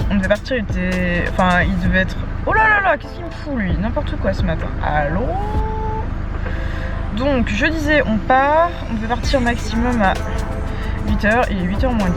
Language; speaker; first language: French; native; French